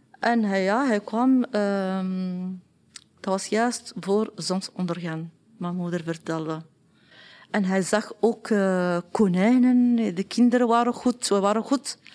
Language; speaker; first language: Dutch; non-native, learner; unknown